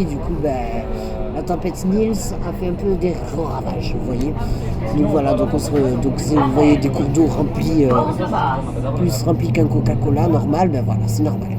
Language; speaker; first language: French; native; French